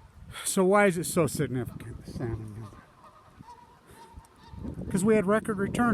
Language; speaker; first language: English; native; English